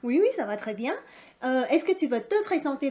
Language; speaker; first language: French; non-native, fluent; Thai